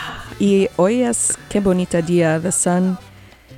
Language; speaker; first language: Spanish; non-native, learner; English